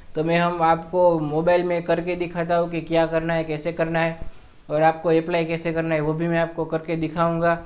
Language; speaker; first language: Hindi; non-native, local second language; Gujarati